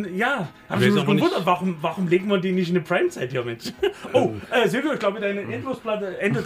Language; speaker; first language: German; native; German